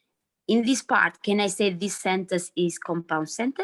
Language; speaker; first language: English; non-native, learner; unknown